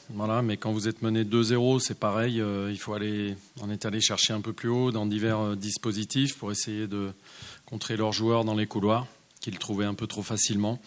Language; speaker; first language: French; native; French